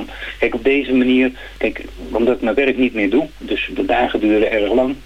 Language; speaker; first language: Dutch; native; Dutch